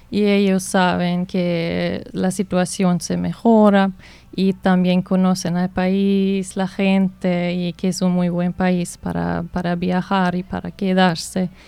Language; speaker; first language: Spanish; non-native, fluent; German